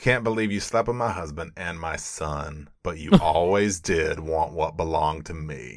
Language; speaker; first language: English; native; English